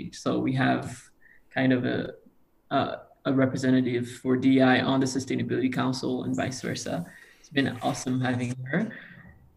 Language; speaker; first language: English; non-native, local second language; Kinyarwanda